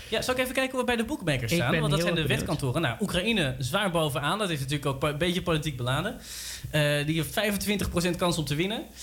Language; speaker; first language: Dutch; native; Dutch